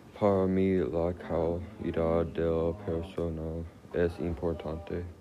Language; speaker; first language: Spanish; non-native, learner; English